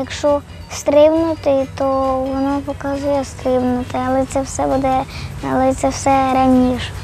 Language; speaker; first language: Russian; non-native, local second language; Ukrainian